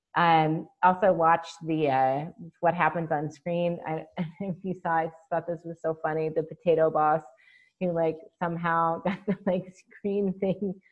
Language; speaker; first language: English; native; English